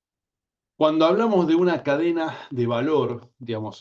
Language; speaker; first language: Spanish; native; Spanish